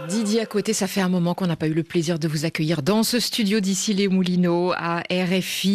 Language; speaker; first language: French; native; French